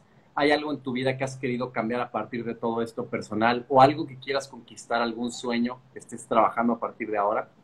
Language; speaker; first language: Spanish; native; Spanish